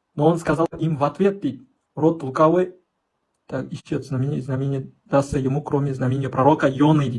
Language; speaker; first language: Russian; non-native, local second language; Kazakh